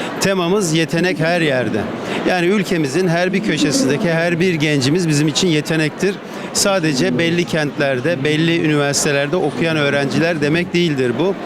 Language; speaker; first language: Turkish; native; Turkish